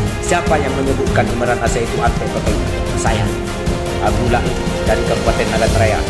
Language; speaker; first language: Malay; non-native, local second language; Achinese